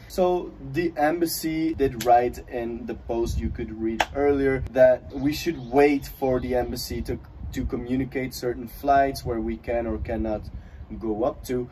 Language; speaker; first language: English; non-native, fluent; Dutch